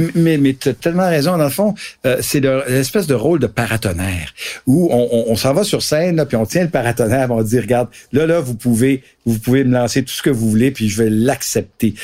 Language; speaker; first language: French; native; French